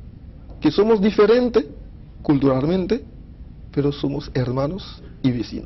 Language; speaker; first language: Spanish; non-native, fluent; Haitian Creole